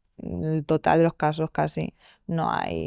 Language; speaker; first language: Spanish; native; Spanish